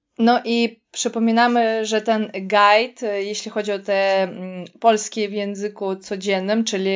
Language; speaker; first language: Polish; non-native, fluent; Russian